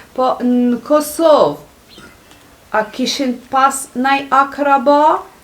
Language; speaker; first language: Albanian; early bilingual, heritage; Albanian